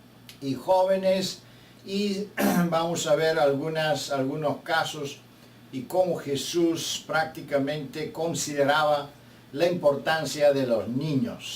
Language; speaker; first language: Spanish; non-native, fluent; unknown